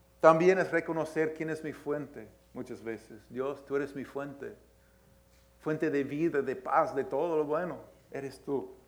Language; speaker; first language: Spanish; early bilingual, heritage; Spanish